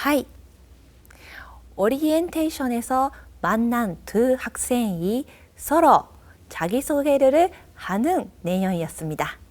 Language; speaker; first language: Korean; non-native, fluent; Japanese